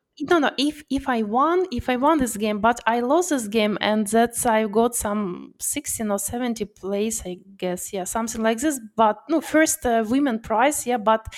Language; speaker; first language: English; non-native, learner; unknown